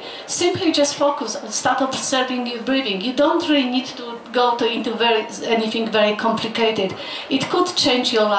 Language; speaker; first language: English; non-native, fluent; Polish